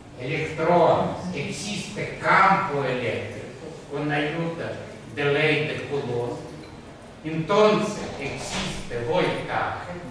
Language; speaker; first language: Spanish; non-native, fluent; Russian